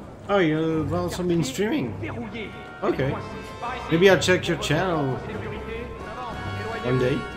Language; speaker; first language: English; non-native, fluent; French